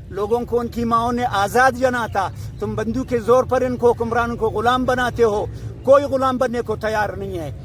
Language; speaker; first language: Urdu; non-native, local second language; Pashto